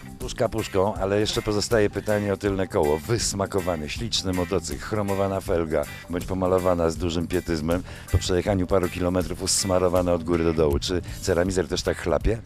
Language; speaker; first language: Polish; native; Polish